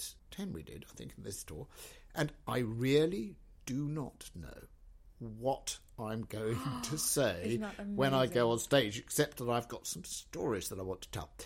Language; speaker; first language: English; native; English